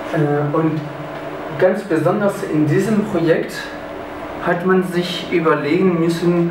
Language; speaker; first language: German; non-native, fluent; French